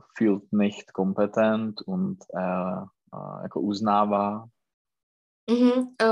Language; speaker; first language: German; non-native, fluent; Czech